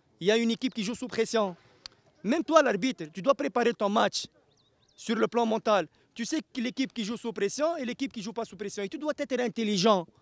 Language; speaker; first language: French; non-native, local second language; Arabic